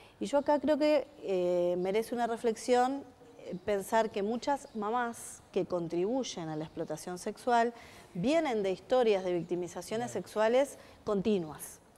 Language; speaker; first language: Spanish; native; Spanish